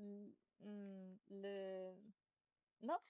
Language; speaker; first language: French; non-native, learner; Chinese